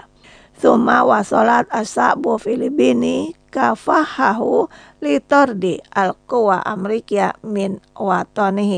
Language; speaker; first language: Arabic; non-native, fluent; Indonesian